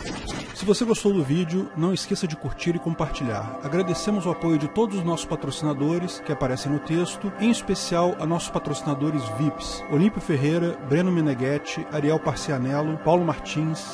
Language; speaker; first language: Portuguese; native; Portuguese